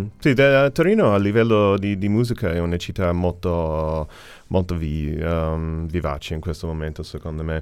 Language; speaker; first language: Italian; non-native, fluent; English